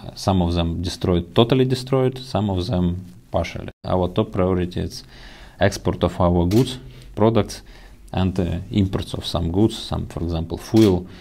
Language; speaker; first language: English; non-native, fluent; Ukrainian